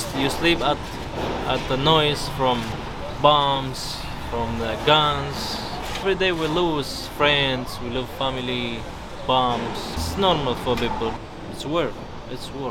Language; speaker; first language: English; non-native, learner; Arabic